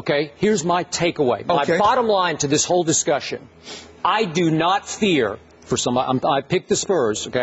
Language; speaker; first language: English; native; English